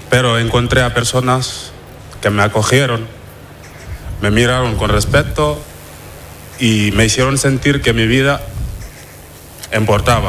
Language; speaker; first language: Spanish; non-native, fluent; Wolof